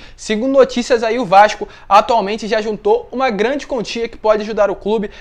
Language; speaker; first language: Portuguese; native; Portuguese